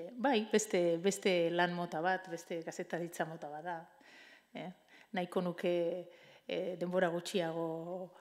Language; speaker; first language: Basque; native; Basque